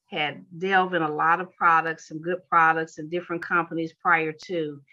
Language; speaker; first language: English; native; English